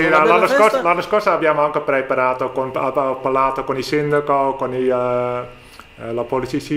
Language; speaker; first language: Italian; non-native, learner; Dutch